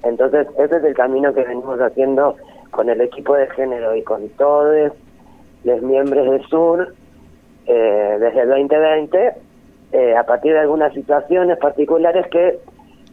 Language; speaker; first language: Spanish; native; Spanish